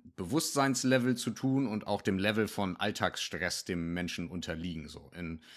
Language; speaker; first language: German; native; German